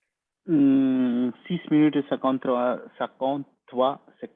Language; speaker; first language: French; non-native, learner; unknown